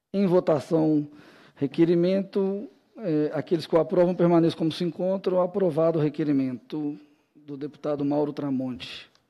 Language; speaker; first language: Portuguese; native; Portuguese